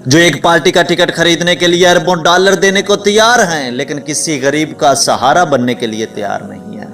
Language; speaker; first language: Urdu; native; Urdu